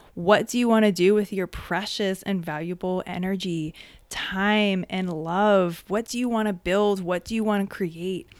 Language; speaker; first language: English; native; English